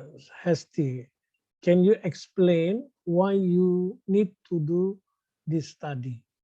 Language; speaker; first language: English; non-native, fluent; Indonesian